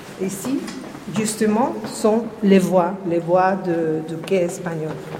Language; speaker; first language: French; non-native, fluent; Spanish